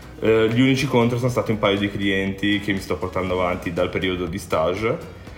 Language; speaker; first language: Italian; early bilingual, other home language; Romanian